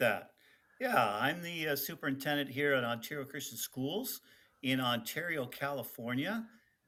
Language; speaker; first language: English; early bilingual, other home language; Dutch